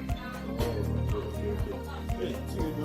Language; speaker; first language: Chinese; non-native, learner; French